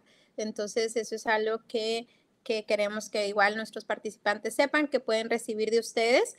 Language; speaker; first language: Spanish; native; Spanish